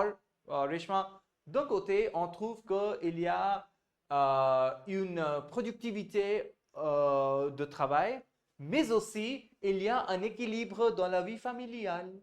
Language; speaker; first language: French; non-native, fluent; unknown